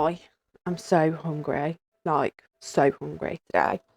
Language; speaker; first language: English; native; English